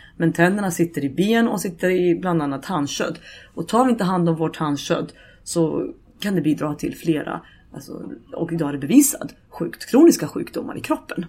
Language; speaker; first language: Swedish; early bilingual, other home language; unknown